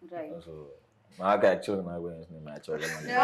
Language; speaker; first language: Telugu; native; Telugu